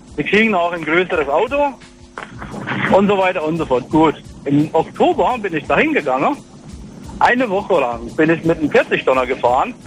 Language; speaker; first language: German; non-native, fluent; Hungarian